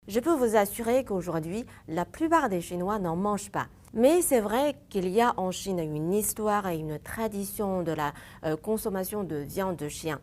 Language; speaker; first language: French; non-native, fluent; Chinese